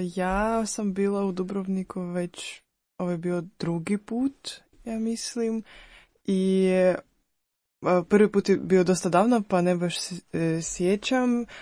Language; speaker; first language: Croatian; non-native, fluent; Ukrainian